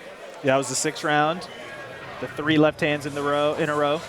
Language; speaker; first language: English; native; English